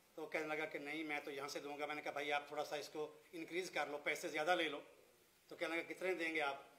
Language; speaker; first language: Urdu; non-native, local second language; Punjabi